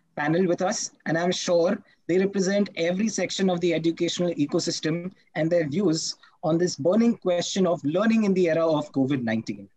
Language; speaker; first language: English; non-native, local second language; Hindi